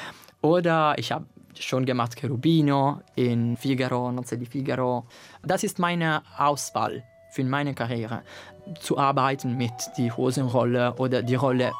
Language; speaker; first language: German; non-native, learner; Italian